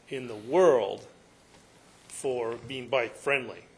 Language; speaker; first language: English; native; English